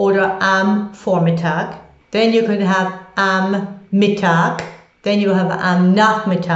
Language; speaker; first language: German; non-native, fluent; English